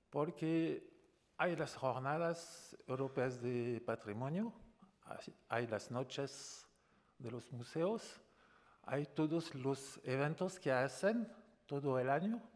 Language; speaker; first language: Spanish; non-native, fluent; French